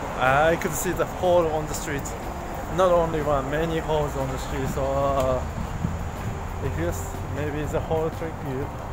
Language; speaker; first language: English; non-native, learner; Japanese